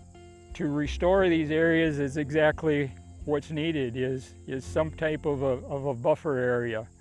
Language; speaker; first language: English; native; English